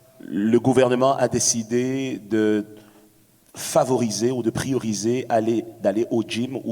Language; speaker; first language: French; native; French